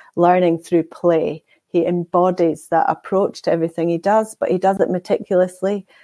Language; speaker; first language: English; native; English